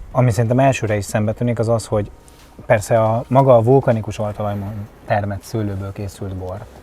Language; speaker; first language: Hungarian; native; Hungarian